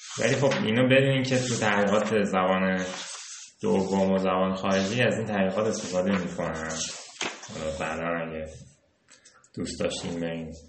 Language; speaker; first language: Persian; native; Persian